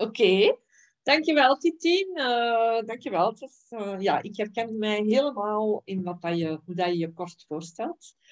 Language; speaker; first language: Dutch; native; Dutch